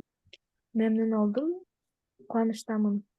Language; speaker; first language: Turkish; non-native, learner; Kyrgyz